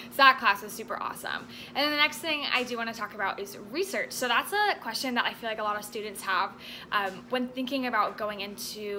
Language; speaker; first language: English; native; English